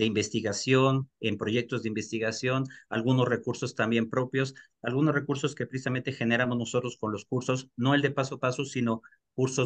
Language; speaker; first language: Spanish; native; Spanish